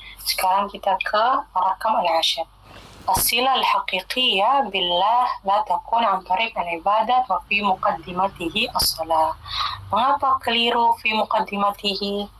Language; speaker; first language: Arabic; non-native, fluent; Indonesian